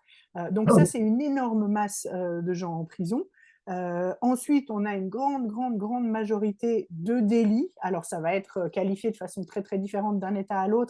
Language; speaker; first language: French; native; French